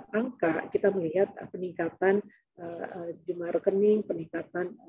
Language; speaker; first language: Indonesian; native; Indonesian